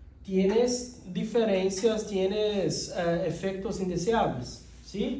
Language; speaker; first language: Spanish; non-native, fluent; Portuguese